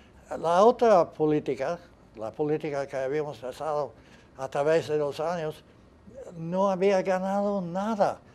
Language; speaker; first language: Spanish; non-native, fluent; English